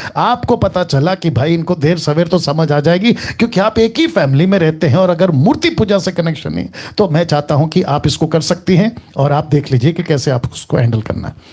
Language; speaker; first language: Hindi; native; Hindi